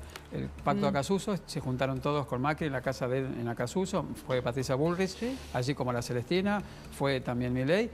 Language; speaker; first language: Spanish; native; Spanish